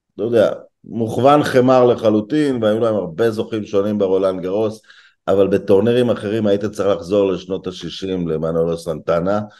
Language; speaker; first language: Hebrew; native; Hebrew